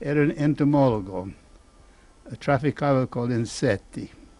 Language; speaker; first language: Italian; non-native, fluent; English